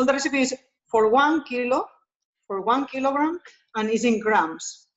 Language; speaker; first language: English; non-native, learner; Spanish